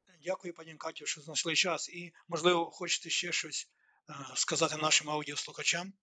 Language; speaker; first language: Ukrainian; native; Ukrainian